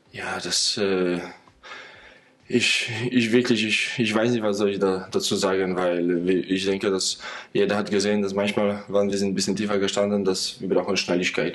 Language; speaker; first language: German; non-native, fluent; Polish